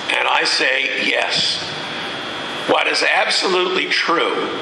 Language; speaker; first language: English; native; English